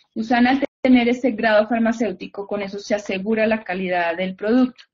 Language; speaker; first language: Spanish; native; Spanish